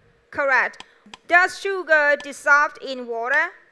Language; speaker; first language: English; non-native, fluent; Vietnamese